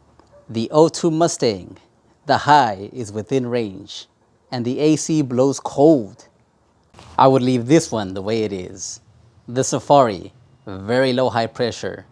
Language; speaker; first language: English; native; English